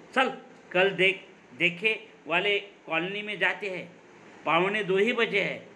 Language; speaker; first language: Hindi; non-native, local second language; Marathi